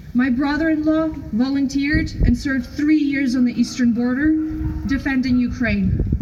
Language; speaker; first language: English; non-native, fluent; Ukrainian